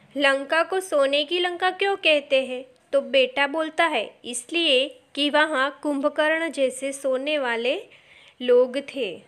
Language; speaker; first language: Hindi; non-native, local second language; Gujarati